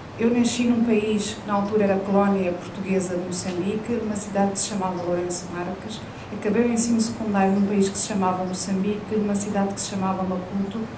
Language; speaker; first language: Portuguese; native; Portuguese